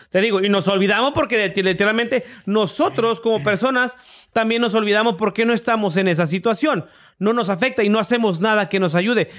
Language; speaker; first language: Spanish; early bilingual, heritage; English